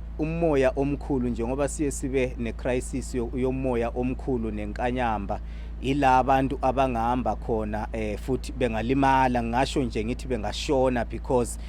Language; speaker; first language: Zulu; non-native, local second language; Xhosa